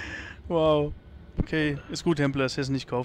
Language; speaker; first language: German; native; German